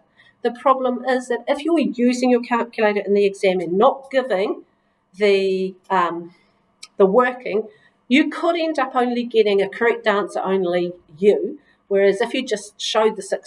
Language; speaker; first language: English; native; English